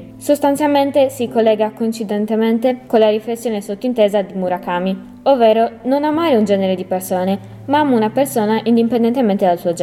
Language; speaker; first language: Italian; native; Italian